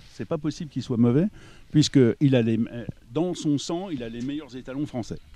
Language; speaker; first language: French; native; French